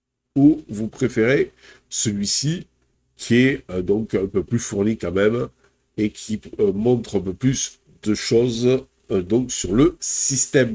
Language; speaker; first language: French; native; French